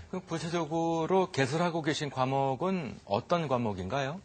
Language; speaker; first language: Korean; native; Korean